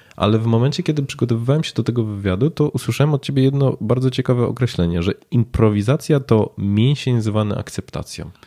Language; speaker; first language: Polish; native; Polish